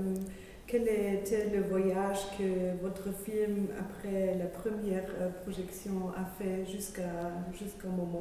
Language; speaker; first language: French; non-native, fluent; German